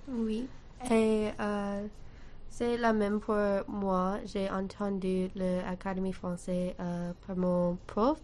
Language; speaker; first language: French; non-native, learner; English